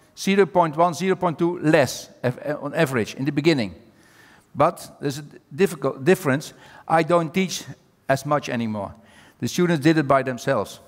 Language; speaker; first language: English; non-native, fluent; Dutch